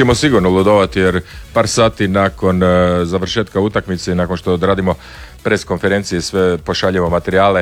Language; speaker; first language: Serbian; native; Serbian